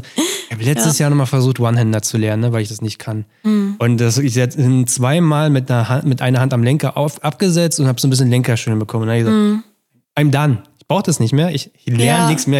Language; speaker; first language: German; native; German